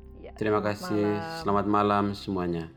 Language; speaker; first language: Indonesian; native; Indonesian